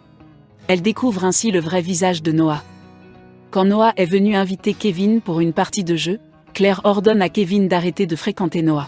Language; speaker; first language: French; non-native, local second language; Haitian Creole